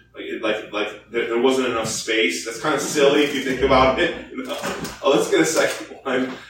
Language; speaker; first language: English; early bilingual, other home language; Korean